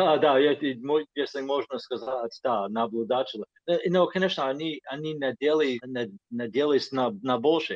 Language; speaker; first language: Russian; non-native, fluent; English